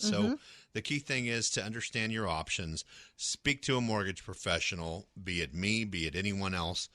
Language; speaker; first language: English; native; English